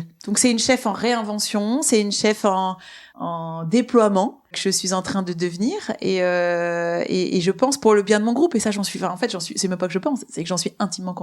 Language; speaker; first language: French; native; French